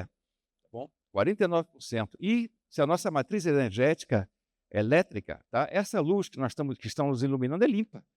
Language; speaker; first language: Portuguese; native; Portuguese